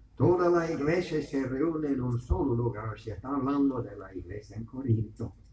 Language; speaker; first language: Spanish; native; Spanish